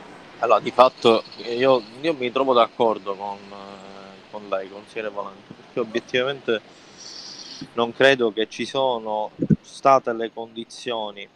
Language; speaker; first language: Italian; native; Italian